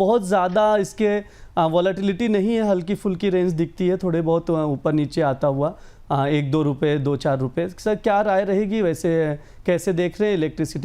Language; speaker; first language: Hindi; native; Hindi